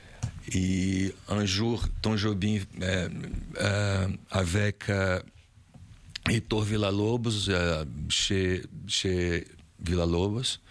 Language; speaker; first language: French; non-native, learner; Portuguese